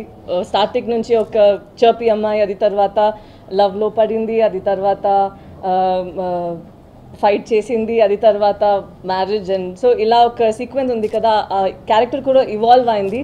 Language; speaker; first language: Telugu; non-native, learner; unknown